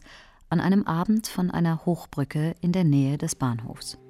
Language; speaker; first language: German; native; German